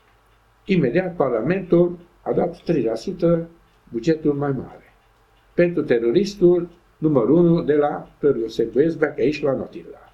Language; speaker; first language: Romanian; non-native, local second language; Hungarian